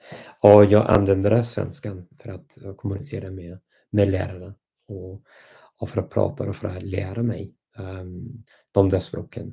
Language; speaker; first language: Swedish; non-native, fluent; English